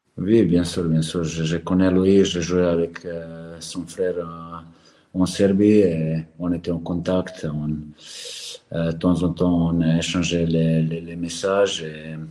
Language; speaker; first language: French; non-native, learner; Serbian